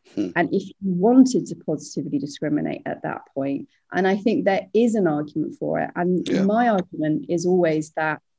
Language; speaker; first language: English; native; English